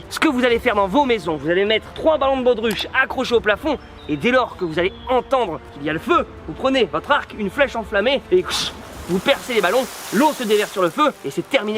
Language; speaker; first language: French; native; French